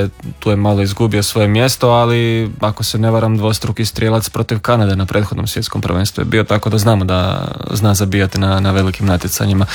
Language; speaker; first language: Serbian; native; Serbian